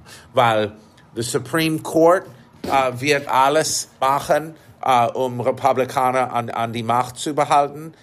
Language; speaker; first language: German; non-native, fluent; English